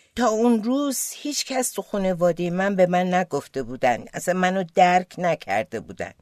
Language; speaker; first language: Persian; non-native, local second language; Azerbaijani